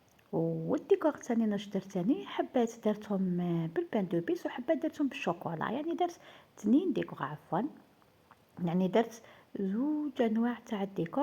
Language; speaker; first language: Arabic; native; Arabic